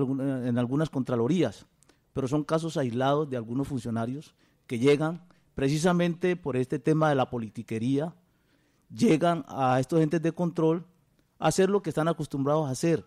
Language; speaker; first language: Spanish; native; Spanish